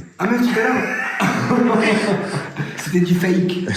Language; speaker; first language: French; native; French